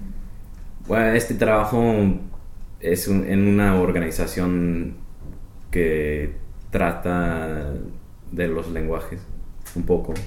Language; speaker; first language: Spanish; non-native, fluent; English